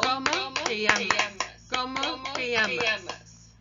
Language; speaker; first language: Spanish; non-native, learner; English